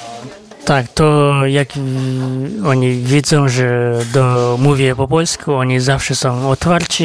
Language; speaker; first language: Polish; non-native, fluent; Kazakh